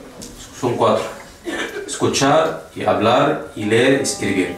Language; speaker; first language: Spanish; non-native, fluent; Arabic